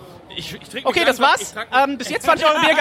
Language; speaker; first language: German; native; German